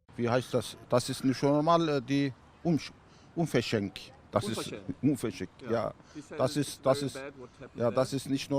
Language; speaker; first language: German; non-native, learner; Turkish